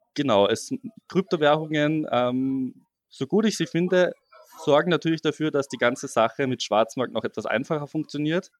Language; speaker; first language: German; native; German